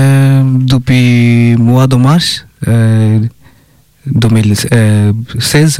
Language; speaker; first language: French; non-native, learner; Bangla